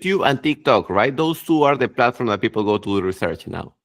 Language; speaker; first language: English; non-native, fluent; Spanish